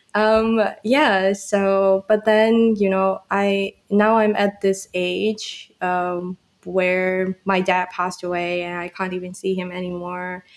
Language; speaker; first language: English; non-native, fluent; Burmese